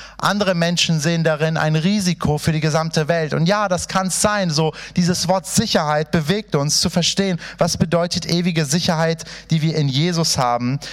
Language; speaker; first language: German; early bilingual, other home language; Persian